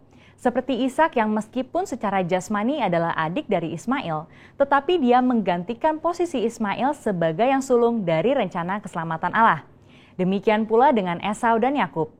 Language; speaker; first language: Indonesian; native; Indonesian